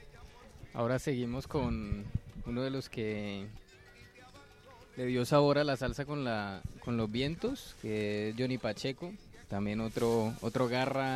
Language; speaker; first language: Spanish; native; Spanish